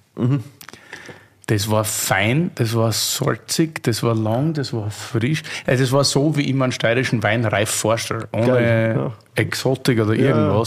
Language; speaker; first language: German; native; German